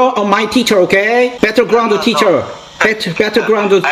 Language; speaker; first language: English; non-native, learner; Korean